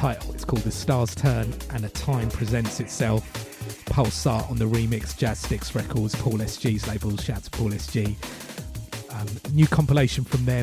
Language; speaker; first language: English; native; English